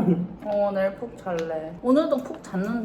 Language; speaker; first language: Korean; native; Korean